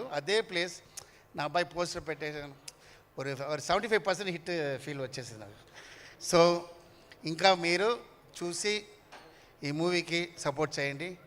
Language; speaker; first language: Telugu; non-native, learner; Tamil